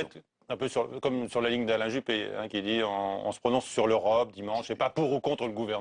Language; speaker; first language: French; native; French